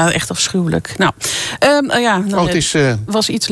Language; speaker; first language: Dutch; native; Dutch